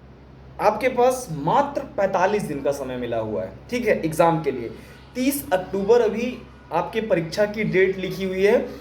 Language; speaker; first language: Hindi; native; Hindi